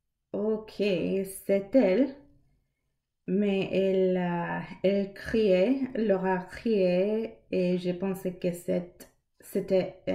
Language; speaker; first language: French; non-native, learner; English